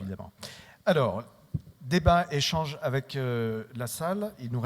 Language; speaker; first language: French; native; French